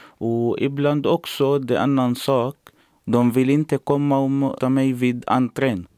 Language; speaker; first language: Swedish; non-native, learner; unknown